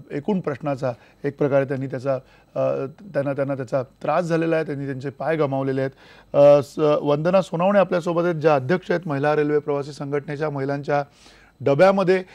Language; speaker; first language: Marathi; native; Marathi